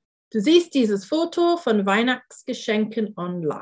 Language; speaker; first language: German; non-native, fluent; English